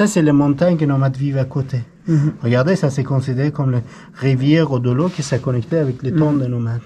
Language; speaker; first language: French; non-native, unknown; Persian